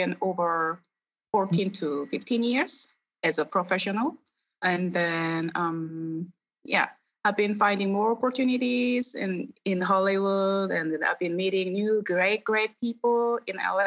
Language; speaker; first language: English; non-native, fluent; Korean